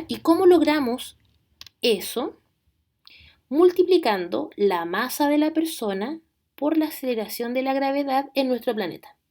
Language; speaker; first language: Spanish; native; Spanish